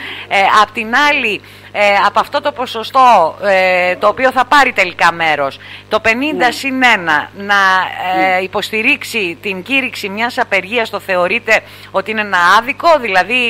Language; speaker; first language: Greek; native; Greek